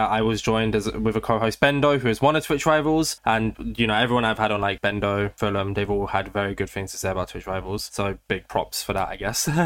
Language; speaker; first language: English; native; English